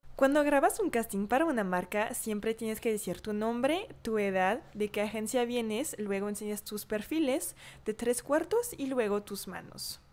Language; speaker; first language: Spanish; non-native, fluent; French